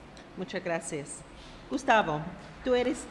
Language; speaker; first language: Spanish; non-native, fluent; English